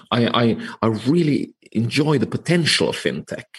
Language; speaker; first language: English; non-native, fluent; Finnish